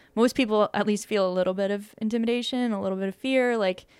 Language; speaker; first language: English; native; English